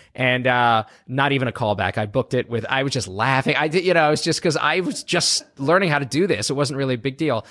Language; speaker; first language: English; native; English